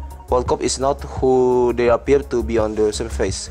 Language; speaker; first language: English; non-native, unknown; Indonesian